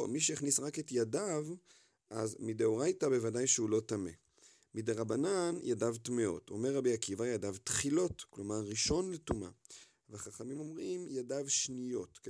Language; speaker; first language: Hebrew; native; Hebrew